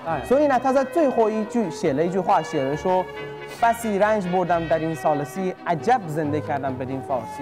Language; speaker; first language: Chinese; non-native, fluent; Persian